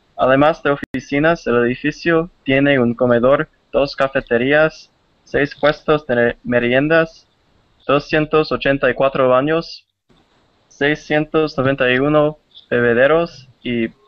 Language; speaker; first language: Spanish; non-native, fluent; English